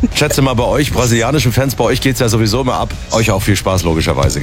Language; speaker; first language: German; native; German